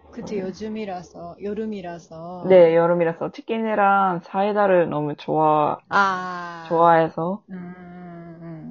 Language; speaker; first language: Korean; non-native, learner; Japanese